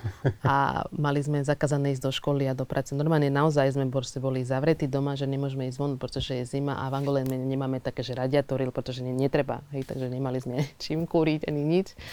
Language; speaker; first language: Slovak; early bilingual, other home language; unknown